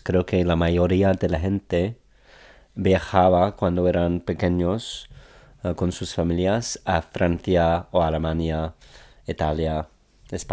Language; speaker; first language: Spanish; non-native, fluent; English